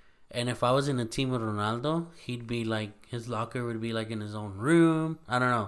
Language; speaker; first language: English; early bilingual, other home language; Spanish